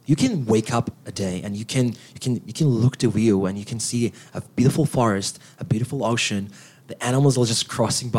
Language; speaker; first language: English; non-native, fluent; Turkish